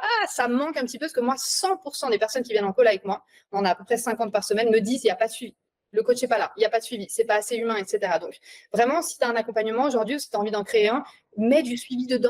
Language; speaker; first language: French; native; French